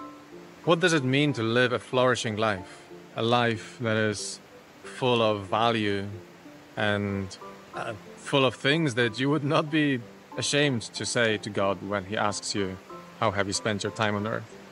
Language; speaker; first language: English; non-native, fluent; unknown